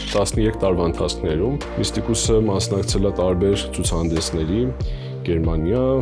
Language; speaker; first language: Armenian; early bilingual, heritage; Armenian